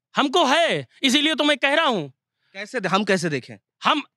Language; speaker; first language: Hindi; native; Hindi